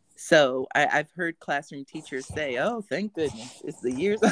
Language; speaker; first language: English; native; English